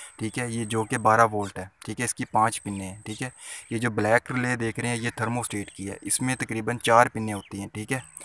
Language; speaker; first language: Urdu; non-native, local second language; Punjabi